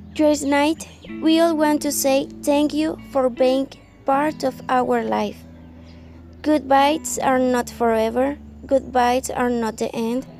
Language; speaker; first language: English; non-native, fluent; Spanish